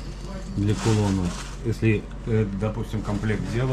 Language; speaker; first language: Russian; native; Russian